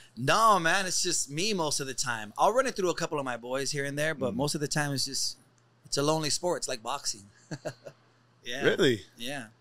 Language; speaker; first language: English; native; English